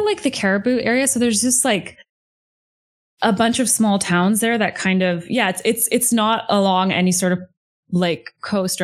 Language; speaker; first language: English; native; English